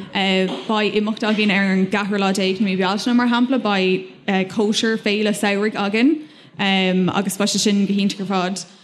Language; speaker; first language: Irish; non-native, local second language; English